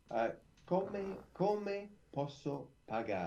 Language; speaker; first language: Italian; non-native, learner; English